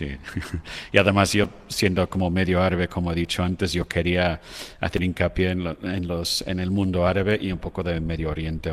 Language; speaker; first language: Spanish; non-native, fluent; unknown